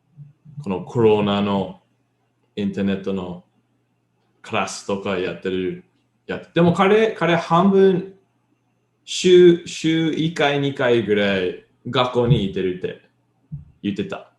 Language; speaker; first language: Japanese; non-native, learner; English